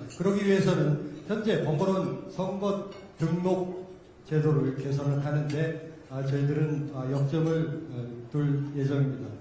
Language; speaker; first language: Korean; native; Korean